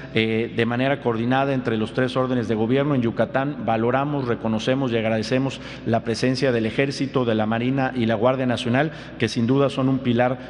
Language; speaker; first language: Spanish; native; Spanish